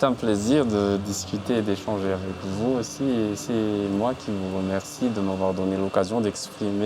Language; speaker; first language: French; non-native, local second language; Malagasy